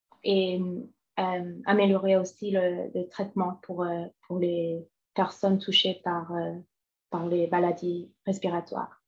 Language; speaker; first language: French; non-native, fluent; English